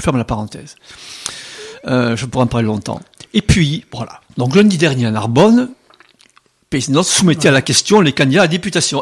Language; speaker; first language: French; native; French